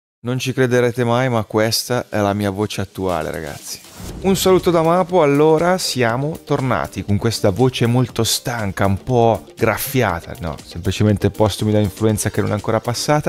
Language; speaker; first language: Italian; native; Italian